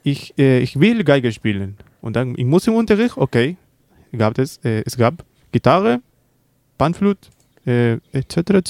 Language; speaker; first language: German; non-native, learner; Spanish